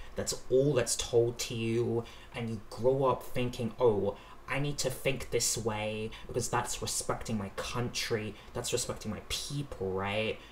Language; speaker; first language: English; native; English